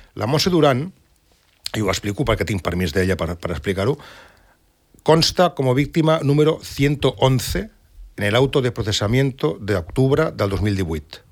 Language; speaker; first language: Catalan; non-native, local second language; Spanish